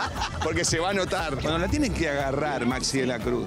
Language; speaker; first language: Spanish; native; Spanish